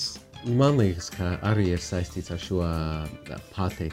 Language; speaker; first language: Latvian; non-native, fluent; English